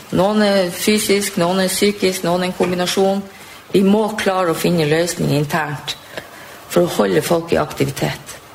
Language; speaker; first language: Norwegian; native; Norwegian